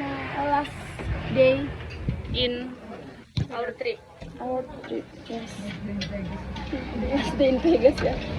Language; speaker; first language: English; non-native, learner; Indonesian